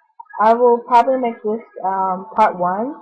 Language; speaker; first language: English; native; English